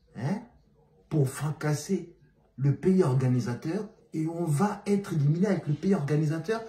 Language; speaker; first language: French; non-native, local second language; Bambara